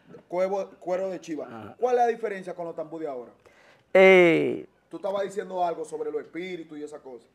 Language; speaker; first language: Spanish; native; Spanish